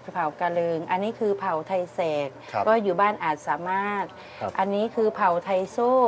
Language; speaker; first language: Thai; non-native, local second language; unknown